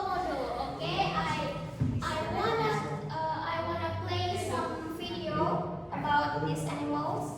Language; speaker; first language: English; non-native, learner; Indonesian